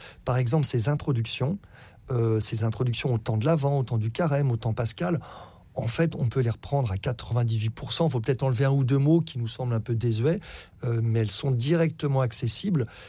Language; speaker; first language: French; native; French